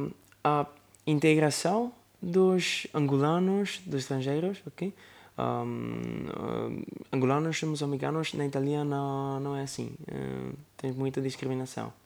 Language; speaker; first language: Portuguese; non-native, learner; Italian